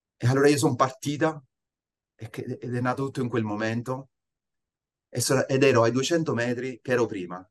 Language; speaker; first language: Italian; native; Italian